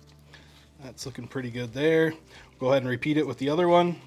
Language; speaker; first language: English; native; English